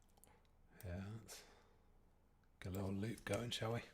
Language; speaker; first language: English; native; English